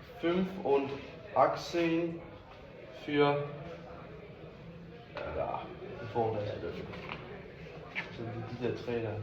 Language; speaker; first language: German; non-native, learner; Danish